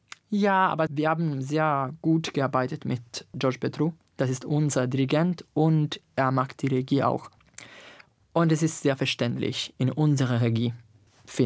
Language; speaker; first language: German; non-native, fluent; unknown